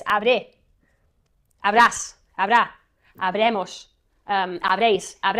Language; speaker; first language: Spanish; non-native, fluent; English